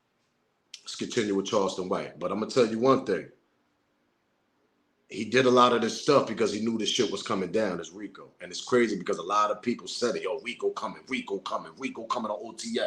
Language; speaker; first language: English; native; English